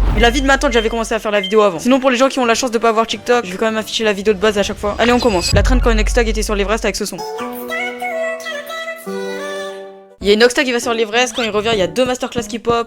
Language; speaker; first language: French; native; French